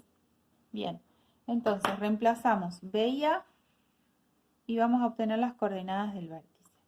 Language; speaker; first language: Spanish; native; Spanish